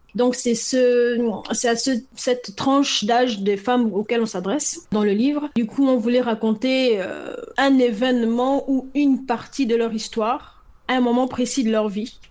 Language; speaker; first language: French; native; French